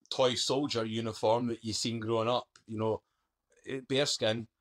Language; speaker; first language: English; native; English